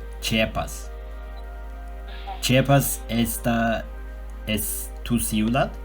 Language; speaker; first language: Spanish; non-native, learner; Turkish